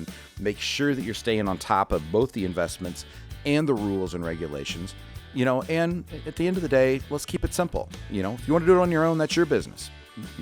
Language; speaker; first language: English; native; English